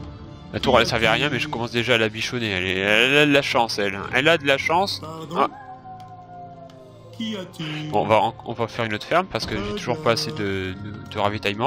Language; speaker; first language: French; native; French